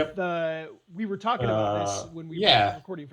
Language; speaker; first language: English; native; English